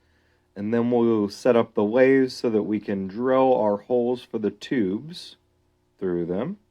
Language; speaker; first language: English; native; English